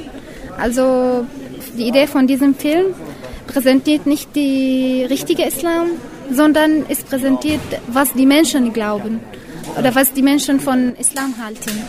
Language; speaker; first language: German; non-native, fluent; Arabic